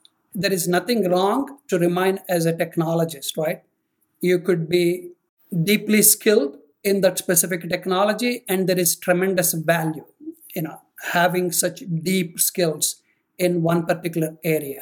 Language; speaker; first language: English; non-native, local second language; Telugu